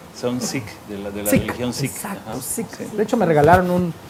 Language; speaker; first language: Spanish; native; Spanish